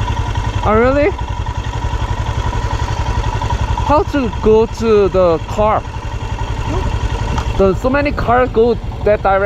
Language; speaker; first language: English; non-native, learner; Korean